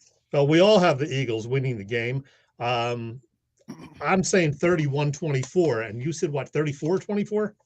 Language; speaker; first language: English; native; English